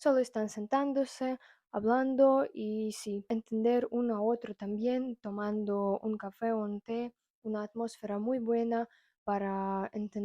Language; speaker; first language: Spanish; non-native, fluent; Russian